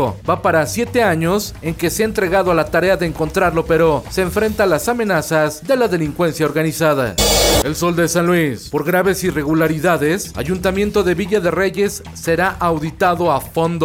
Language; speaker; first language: Spanish; native; Spanish